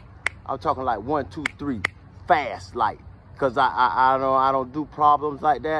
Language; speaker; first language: English; native; English